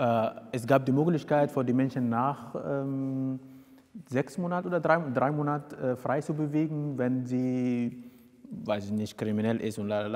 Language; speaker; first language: German; non-native, fluent; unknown